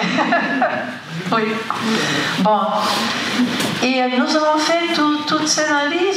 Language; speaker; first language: French; non-native, fluent; Italian